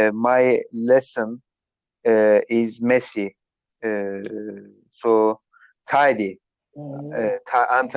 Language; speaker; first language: English; non-native, learner; Turkish